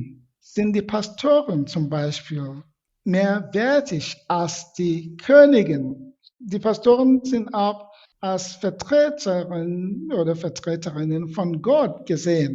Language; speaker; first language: German; non-native, fluent; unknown